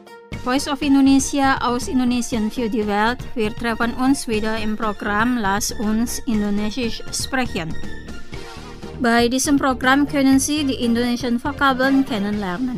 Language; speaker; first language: German; non-native, fluent; Indonesian